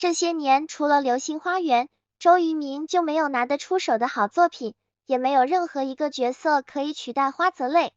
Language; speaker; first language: Chinese; native; Chinese